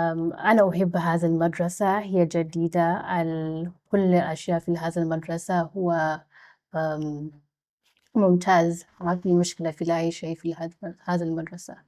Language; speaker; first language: Arabic; non-native, learner; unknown